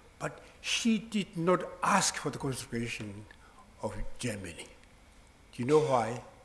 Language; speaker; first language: English; non-native, local second language; Southern Sotho